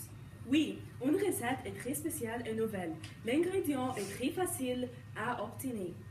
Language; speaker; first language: French; non-native, learner; English